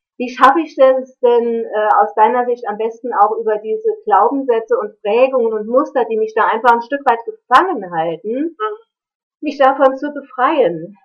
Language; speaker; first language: German; native; German